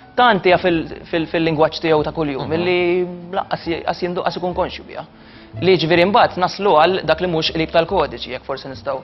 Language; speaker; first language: Maltese; native; Maltese